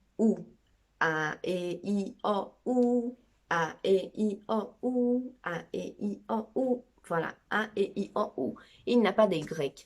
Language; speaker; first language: French; non-native, fluent; Portuguese